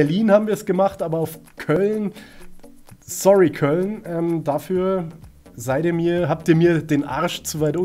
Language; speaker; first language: German; native; German